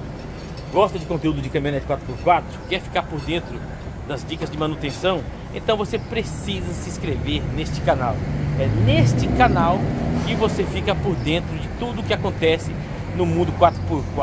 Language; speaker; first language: Portuguese; native; Portuguese